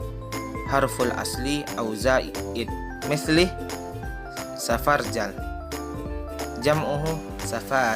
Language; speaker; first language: Arabic; non-native, learner; Indonesian